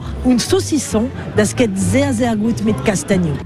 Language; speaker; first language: German; non-native, learner; French